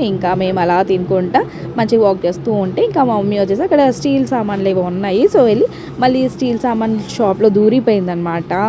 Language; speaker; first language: Telugu; non-native, local second language; Tamil